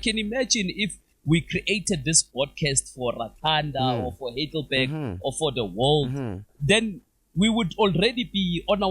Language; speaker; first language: English; non-native, local second language; Zulu